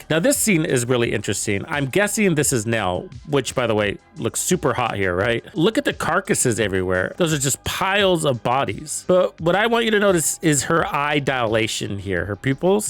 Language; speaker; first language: English; native; English